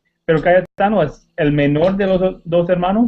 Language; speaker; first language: Spanish; non-native, learner; English